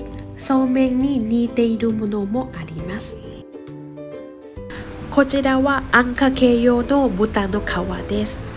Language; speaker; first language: Japanese; non-native, fluent; Thai